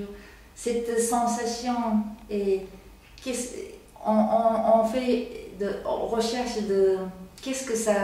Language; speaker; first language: French; non-native, learner; Japanese